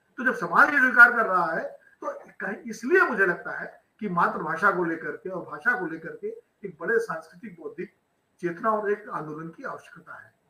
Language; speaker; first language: Hindi; native; Hindi